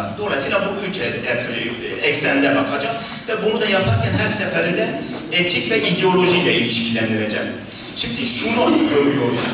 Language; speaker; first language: Turkish; native; Turkish